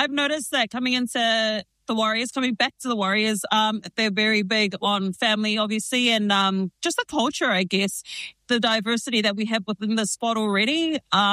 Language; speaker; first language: English; native; English